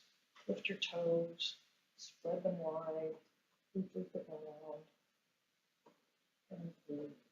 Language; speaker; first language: English; native; English